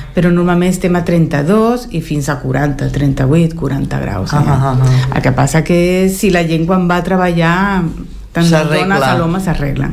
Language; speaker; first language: Catalan; early bilingual, heritage; Spanish